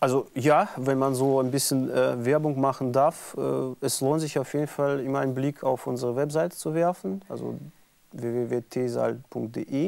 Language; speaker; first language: German; non-native, fluent; Russian